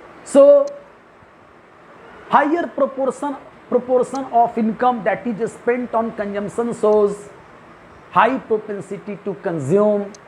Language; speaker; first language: English; non-native, local second language; Hindi